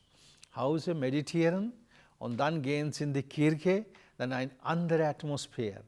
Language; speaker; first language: German; non-native, learner; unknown